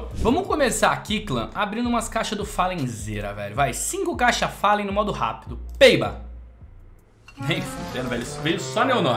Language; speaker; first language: Portuguese; native; Portuguese